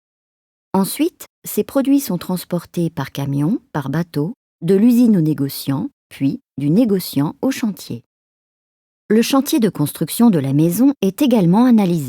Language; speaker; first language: French; native; French